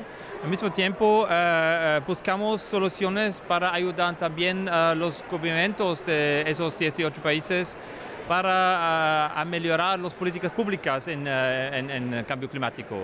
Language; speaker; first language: Spanish; non-native, fluent; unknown